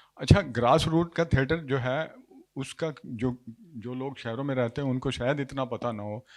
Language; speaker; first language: Urdu; non-native, local second language; Punjabi